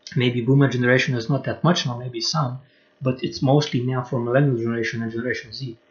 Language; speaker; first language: English; non-native, fluent; Lithuanian